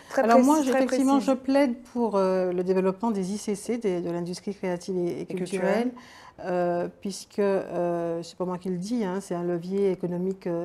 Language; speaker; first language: French; native; French